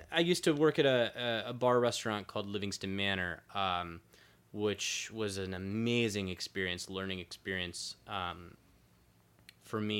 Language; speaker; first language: English; native; English